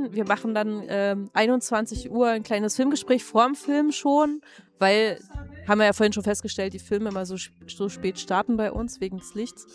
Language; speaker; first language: German; native; German